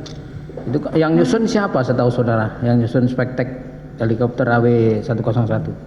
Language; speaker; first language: Indonesian; native; Indonesian